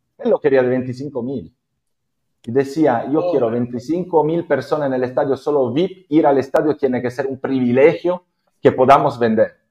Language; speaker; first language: Spanish; non-native, fluent; Italian